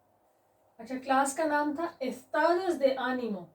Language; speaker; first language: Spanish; non-native, learner; Urdu